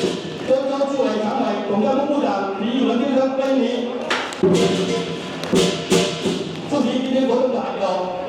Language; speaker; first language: Chinese; native; Chinese